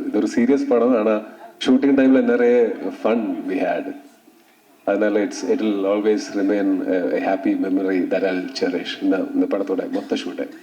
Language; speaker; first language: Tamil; non-native, learner; Malayalam